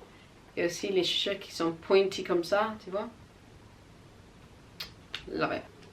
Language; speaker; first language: French; non-native, learner; English